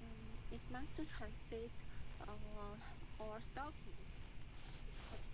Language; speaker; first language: English; non-native, learner; Chinese